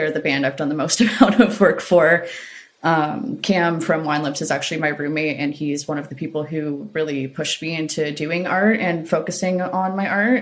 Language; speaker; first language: English; native; English